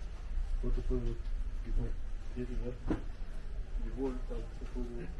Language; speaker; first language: Russian; non-native, local second language; Yakut